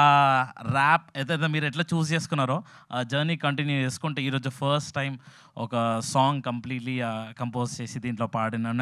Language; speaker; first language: Telugu; native; Telugu